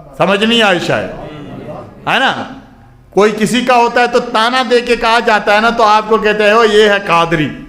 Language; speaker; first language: Urdu; non-native, local second language; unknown